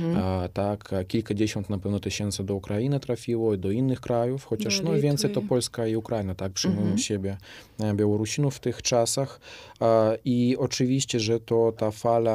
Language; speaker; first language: Polish; non-native, fluent; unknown